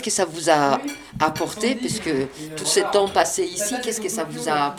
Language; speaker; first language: French; native; French